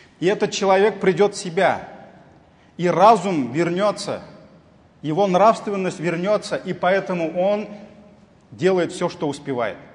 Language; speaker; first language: Russian; non-native, local second language; Tatar